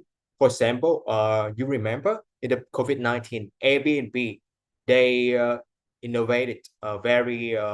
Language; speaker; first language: English; non-native, fluent; Vietnamese